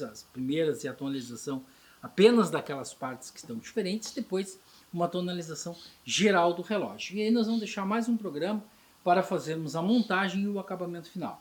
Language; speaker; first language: Portuguese; native; Portuguese